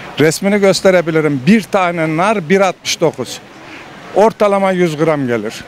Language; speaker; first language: Turkish; native; Turkish